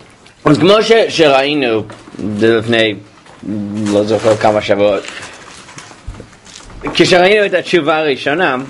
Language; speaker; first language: Hebrew; non-native, fluent; English